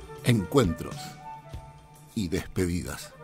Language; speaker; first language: Spanish; native; Spanish